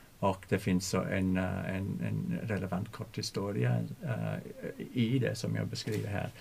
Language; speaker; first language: Swedish; non-native, fluent; English